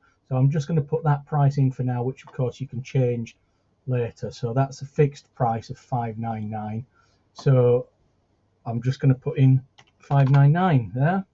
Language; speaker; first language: English; native; English